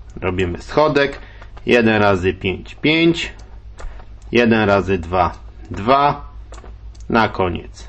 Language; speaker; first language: Polish; native; Polish